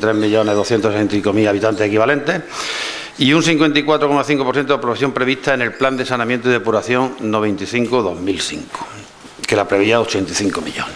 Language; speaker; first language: Spanish; native; Spanish